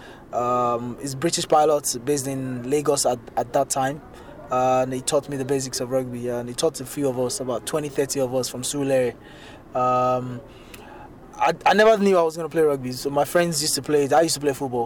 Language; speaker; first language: English; non-native, local second language; Yoruba